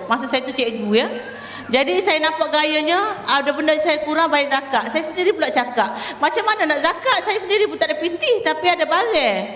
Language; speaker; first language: Malay; native; Malay